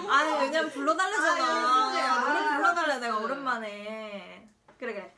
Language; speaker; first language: Korean; early bilingual, heritage; Korean